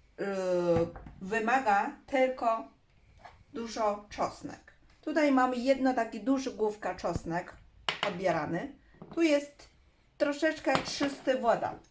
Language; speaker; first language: Polish; non-native, learner; Chinese